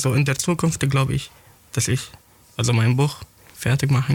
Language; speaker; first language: German; non-native, fluent; Arabic